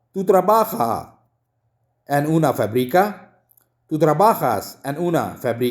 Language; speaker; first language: Spanish; non-native, learner; Urdu